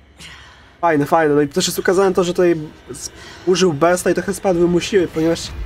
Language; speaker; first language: Polish; native; Polish